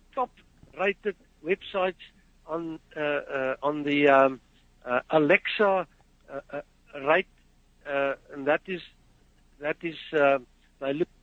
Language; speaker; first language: English; non-native, fluent; Afrikaans